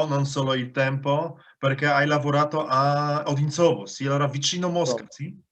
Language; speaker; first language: Italian; non-native, fluent; Polish